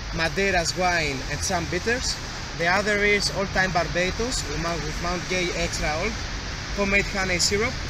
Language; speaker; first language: English; non-native, learner; Greek